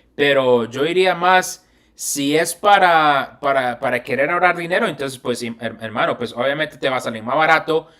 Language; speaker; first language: Spanish; early bilingual, heritage; Spanish